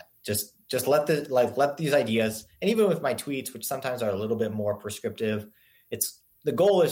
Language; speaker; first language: English; native; English